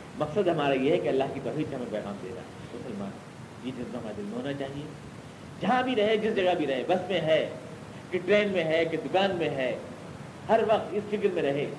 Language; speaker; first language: Urdu; native; Urdu